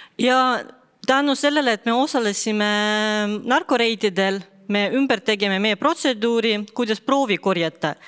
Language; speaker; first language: Estonian; non-native, local second language; Russian